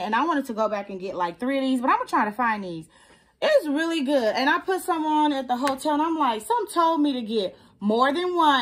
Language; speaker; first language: English; native; English